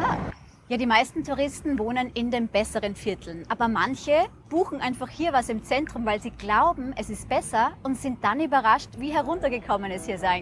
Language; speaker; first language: German; native; German